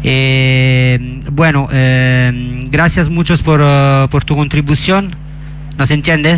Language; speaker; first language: Spanish; non-native, fluent; Italian